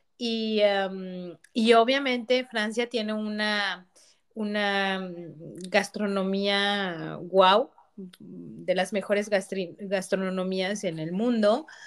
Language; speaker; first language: Spanish; native; Spanish